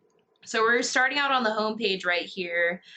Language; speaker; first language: English; native; English